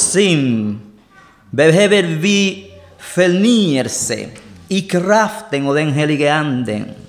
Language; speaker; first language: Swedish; non-native, learner; Spanish